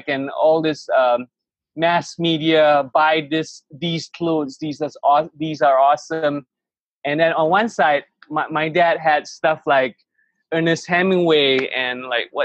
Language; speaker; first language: English; non-native, local second language; Malay